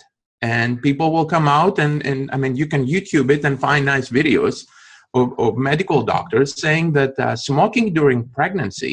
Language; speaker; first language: English; non-native, fluent; Greek